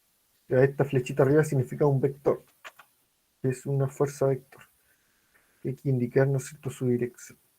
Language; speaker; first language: Spanish; native; Spanish